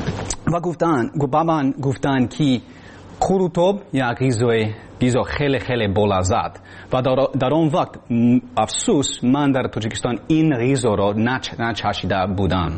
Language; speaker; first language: Persian; non-native, learner; English